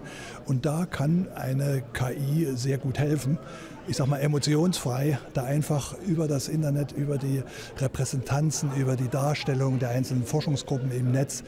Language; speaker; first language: German; native; German